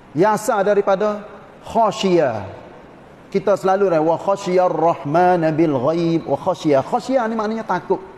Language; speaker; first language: Malay; native; Malay